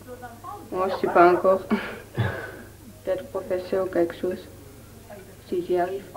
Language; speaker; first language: French; non-native, local second language; Luxembourgish